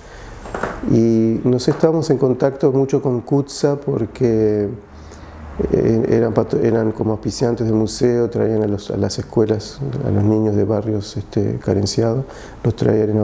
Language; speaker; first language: Spanish; native; Spanish